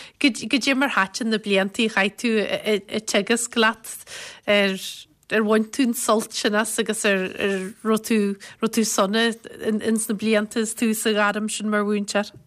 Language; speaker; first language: Irish; native; Irish